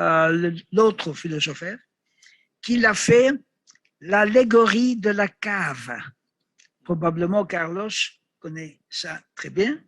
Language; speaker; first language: French; non-native, learner; Greek